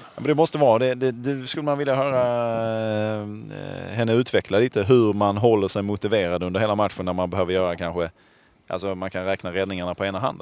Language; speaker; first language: Swedish; native; Swedish